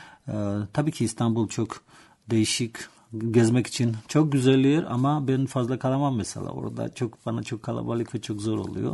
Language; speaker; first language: Turkish; non-native, learner; Georgian